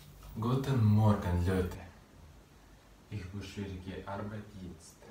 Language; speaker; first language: German; non-native, learner; Russian